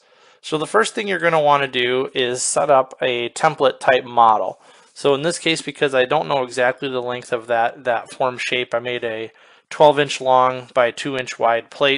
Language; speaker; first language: English; native; English